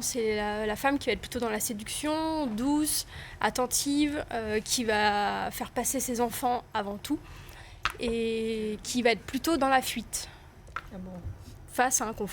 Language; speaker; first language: French; native; French